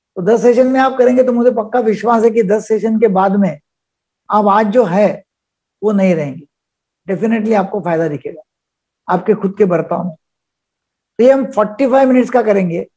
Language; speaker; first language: Hindi; non-native, local second language; Marathi